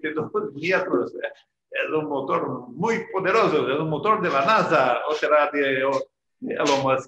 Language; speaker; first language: Portuguese; non-native, learner; Spanish